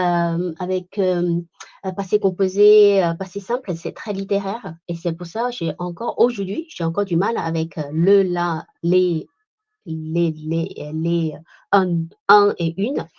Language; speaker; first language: French; non-native, fluent; Chinese